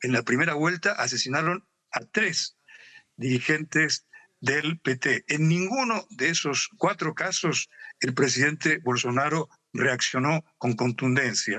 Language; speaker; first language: Spanish; native; Spanish